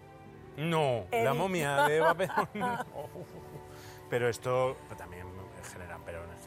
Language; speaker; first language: Spanish; native; Spanish